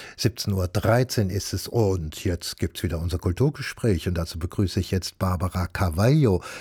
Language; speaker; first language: German; native; German